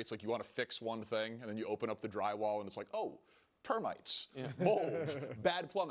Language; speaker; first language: English; native; English